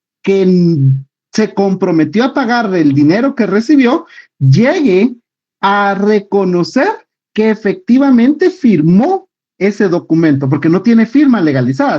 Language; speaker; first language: Spanish; native; Spanish